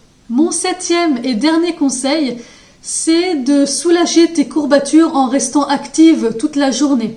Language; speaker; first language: French; native; French